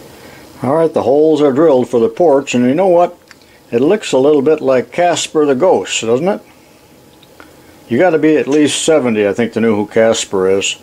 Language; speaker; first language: English; native; English